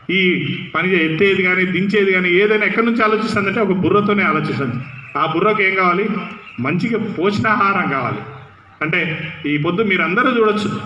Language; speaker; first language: Telugu; native; Telugu